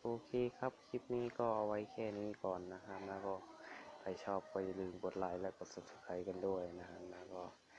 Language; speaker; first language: Thai; native; Thai